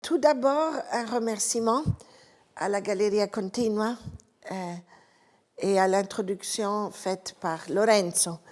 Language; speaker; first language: French; non-native, fluent; Italian